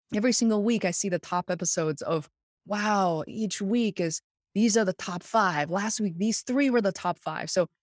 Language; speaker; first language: English; non-native, fluent; Chinese